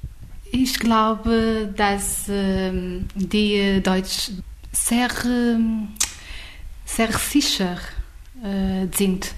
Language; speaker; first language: German; non-native, learner; Portuguese